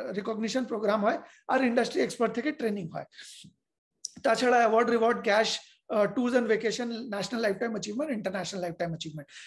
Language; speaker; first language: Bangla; non-native, fluent; Hindi